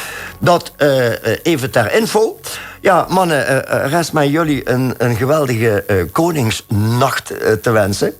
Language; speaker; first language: Dutch; native; Dutch